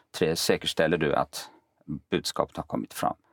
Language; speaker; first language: Swedish; early bilingual, other home language; Kurdish